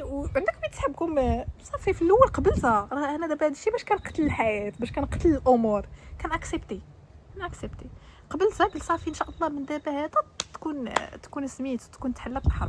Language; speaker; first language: Arabic; native; Arabic